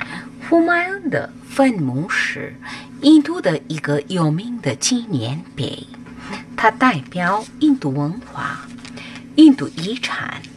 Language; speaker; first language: Chinese; non-native, fluent; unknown